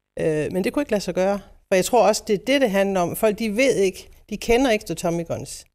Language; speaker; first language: Danish; native; Danish